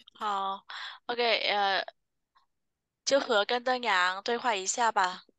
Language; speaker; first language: Chinese; non-native, fluent; Vietnamese